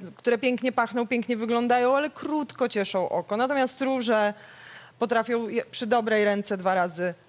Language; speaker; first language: Polish; native; Polish